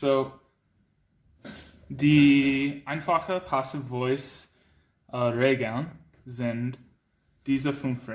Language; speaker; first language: German; non-native, learner; English